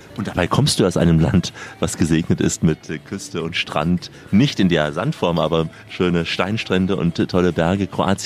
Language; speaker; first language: German; native; German